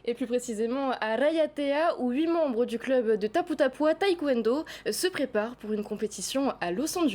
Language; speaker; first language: French; native; French